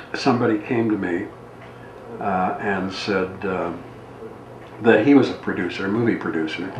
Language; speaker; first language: English; native; English